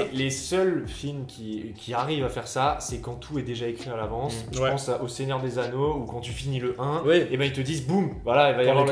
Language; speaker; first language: French; native; French